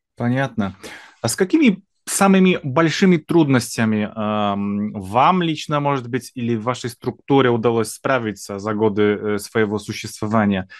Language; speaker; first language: Russian; non-native, fluent; Polish